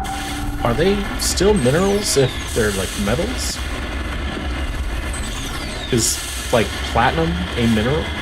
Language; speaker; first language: English; native; English